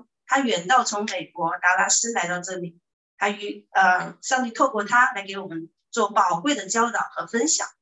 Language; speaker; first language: Chinese; native; Chinese